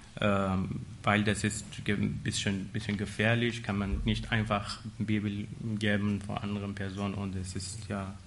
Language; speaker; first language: German; non-native, learner; Persian